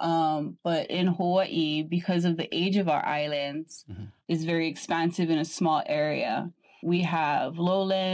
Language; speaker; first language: English; native; English